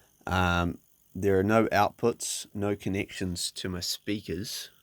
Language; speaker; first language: English; native; English